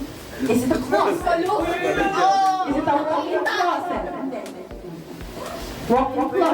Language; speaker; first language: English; non-native, local second language; Filipino